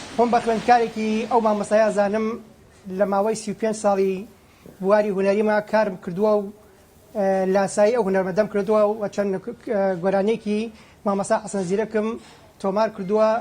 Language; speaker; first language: Central Kurdish; native; Central Kurdish